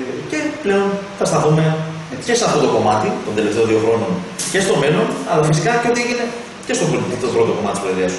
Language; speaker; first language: Greek; native; Greek